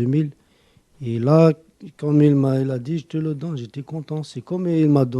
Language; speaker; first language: French; non-native, local second language; Arabic